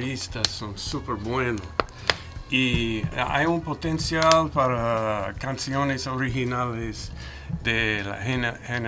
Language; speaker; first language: Spanish; non-native, learner; English